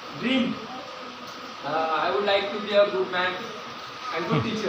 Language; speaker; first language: English; non-native, local second language; Marathi